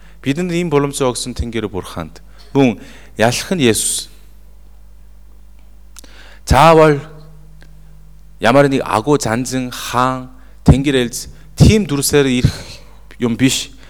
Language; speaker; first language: Mongolian; non-native, fluent; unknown